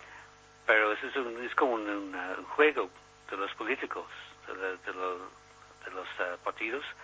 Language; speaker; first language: Spanish; non-native, learner; English